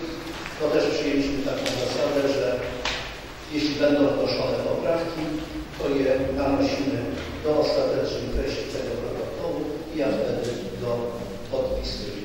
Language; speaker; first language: Polish; native; Polish